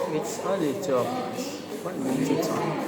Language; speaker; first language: English; non-native, learner; Indonesian